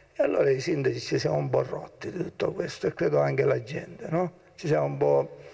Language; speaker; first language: Italian; native; Italian